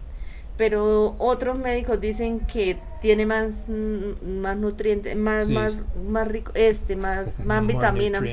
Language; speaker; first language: Spanish; native; Spanish